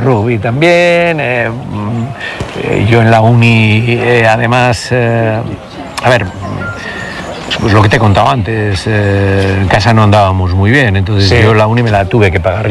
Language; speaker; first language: Spanish; native; Spanish